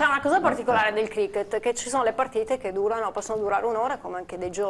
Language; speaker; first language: Italian; native; Italian